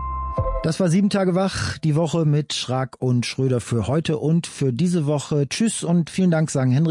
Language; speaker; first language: German; native; German